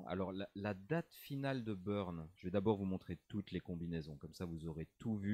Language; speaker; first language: French; native; French